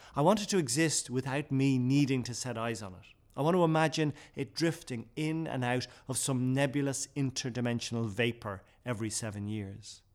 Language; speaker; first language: English; non-native, local second language; Irish